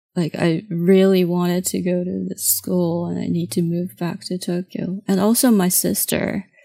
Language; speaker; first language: English; non-native, fluent; Japanese